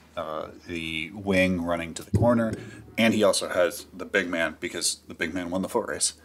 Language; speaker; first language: English; native; English